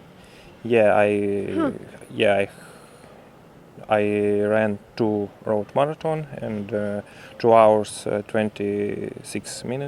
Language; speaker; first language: English; non-native, learner; Russian